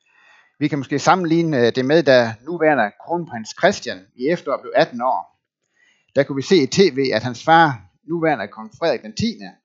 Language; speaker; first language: Danish; native; Danish